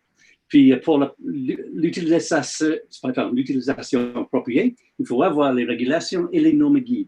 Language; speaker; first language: French; non-native, learner; English